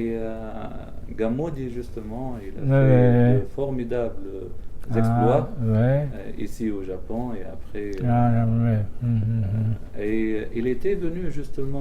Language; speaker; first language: French; non-native, local second language; Arabic